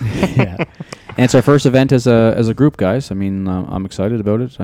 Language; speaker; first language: English; native; English